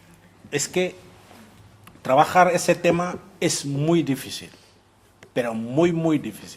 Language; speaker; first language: Spanish; non-native, fluent; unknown